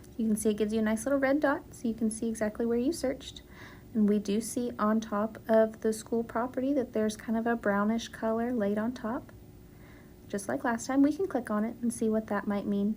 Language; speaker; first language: English; native; English